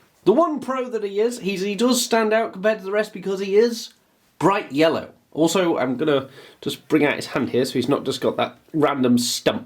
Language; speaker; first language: English; native; English